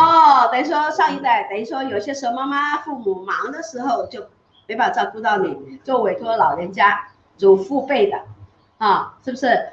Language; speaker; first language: Chinese; native; Chinese